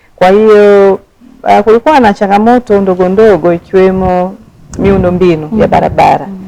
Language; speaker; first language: Swahili; native; Swahili